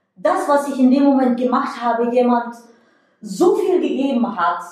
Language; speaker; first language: German; non-native, fluent; Bulgarian